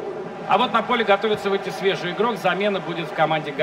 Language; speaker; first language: Russian; native; Russian